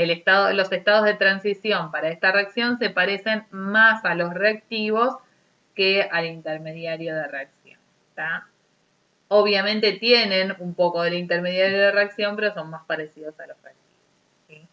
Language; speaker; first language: Spanish; native; Spanish